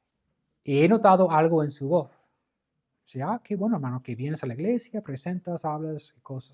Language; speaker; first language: Spanish; non-native, fluent; English